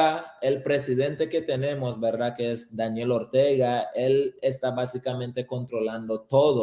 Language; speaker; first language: Spanish; early bilingual, heritage; Spanish